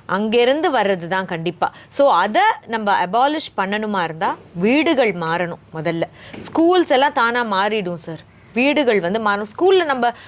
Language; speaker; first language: Tamil; native; Tamil